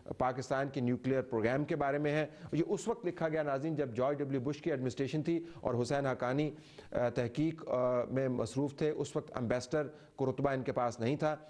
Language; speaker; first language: Urdu; native; Urdu